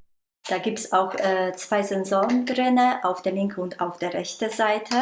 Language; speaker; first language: German; non-native, local second language; Polish